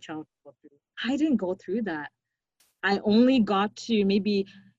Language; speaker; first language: English; non-native, local second language; Shona